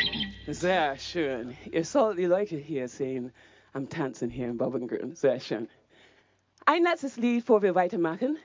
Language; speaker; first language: German; non-native, fluent; English